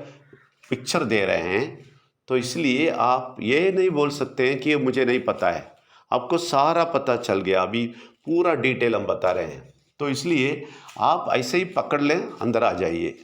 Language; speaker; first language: Hindi; non-native, local second language; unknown